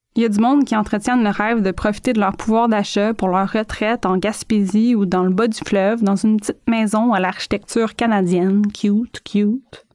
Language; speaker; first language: French; native; French